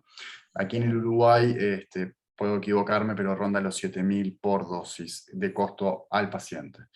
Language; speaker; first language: Spanish; native; Spanish